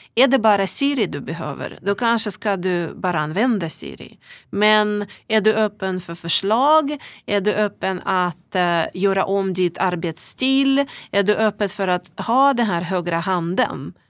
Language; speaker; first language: Swedish; non-native, fluent; Russian